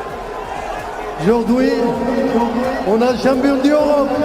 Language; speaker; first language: French; non-native, learner; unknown